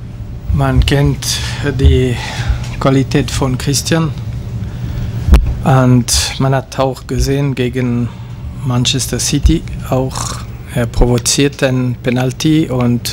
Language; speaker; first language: German; non-native, local second language; French